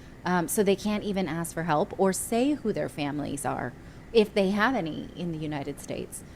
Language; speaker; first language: English; native; English